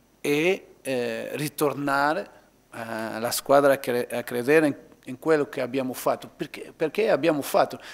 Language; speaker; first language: Italian; non-native, learner; Portuguese